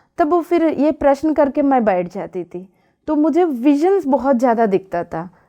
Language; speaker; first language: Hindi; non-native, local second language; Telugu